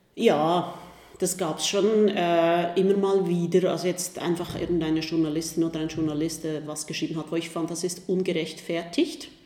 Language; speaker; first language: German; native; German